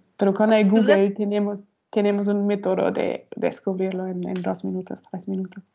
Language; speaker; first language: Spanish; non-native, fluent; German